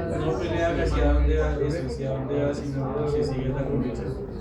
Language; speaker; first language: Spanish; native; Spanish